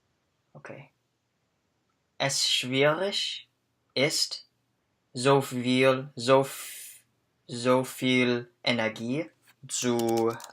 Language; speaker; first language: German; non-native, learner; English